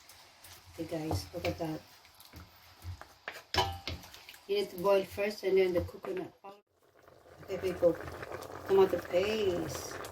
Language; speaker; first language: English; non-native, local second language; Filipino